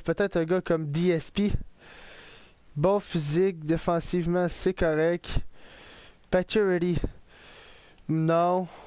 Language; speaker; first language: French; native; French